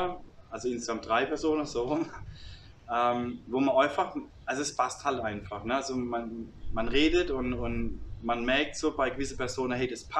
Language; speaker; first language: German; native; German